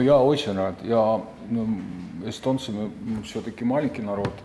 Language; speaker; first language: Russian; non-native, fluent; Estonian